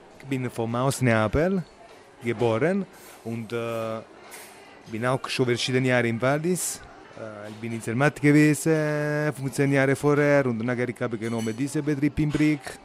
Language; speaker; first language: German; non-native, learner; Italian